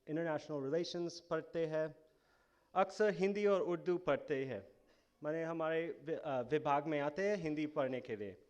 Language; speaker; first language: Hindi; non-native, fluent; English